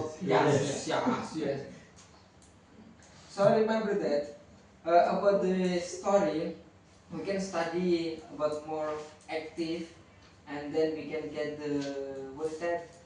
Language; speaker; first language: English; non-native, learner; Indonesian